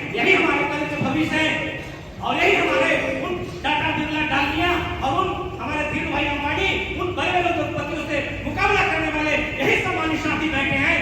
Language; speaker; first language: Hindi; native; Hindi